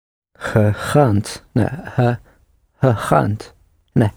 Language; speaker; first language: Dutch; non-native, learner; English